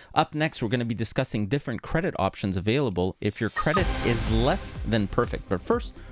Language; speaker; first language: English; non-native, fluent; Greek